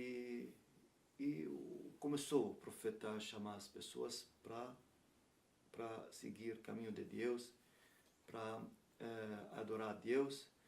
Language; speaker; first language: Portuguese; non-native, learner; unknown